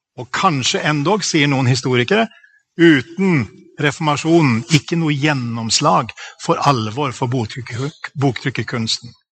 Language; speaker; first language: Norwegian; native; Norwegian